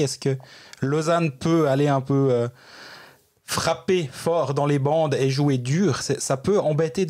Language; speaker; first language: French; native; French